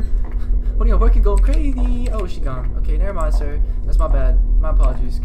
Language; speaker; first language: English; native; English